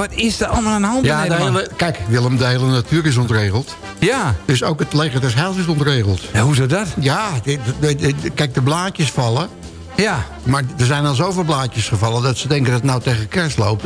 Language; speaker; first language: Dutch; native; Dutch